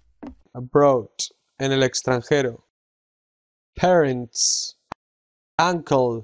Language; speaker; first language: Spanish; native; Spanish